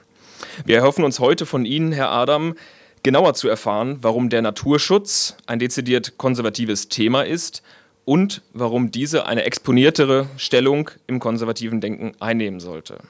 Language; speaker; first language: German; native; German